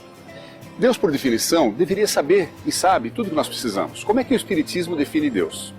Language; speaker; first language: Portuguese; native; Portuguese